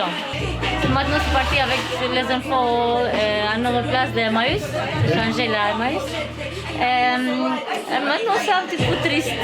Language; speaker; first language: French; non-native, learner; Albanian